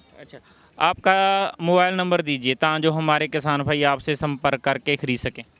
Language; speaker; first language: Hindi; non-native, local second language; Punjabi